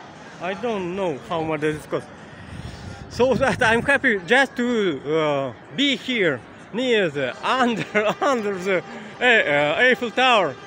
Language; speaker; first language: English; non-native, learner; Russian